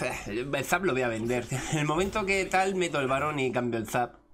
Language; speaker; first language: Spanish; native; Spanish